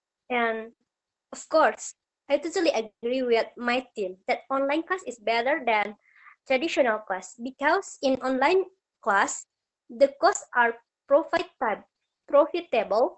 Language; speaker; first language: English; non-native, learner; Indonesian